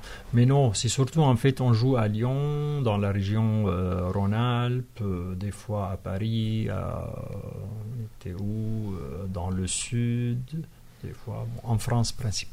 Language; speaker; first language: French; non-native, fluent; Arabic